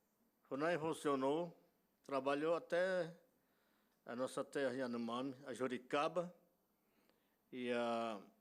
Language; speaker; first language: Portuguese; non-native, local second language; Yanomámi